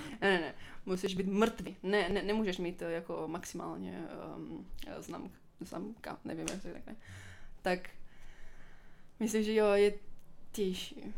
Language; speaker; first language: Czech; non-native, learner; Italian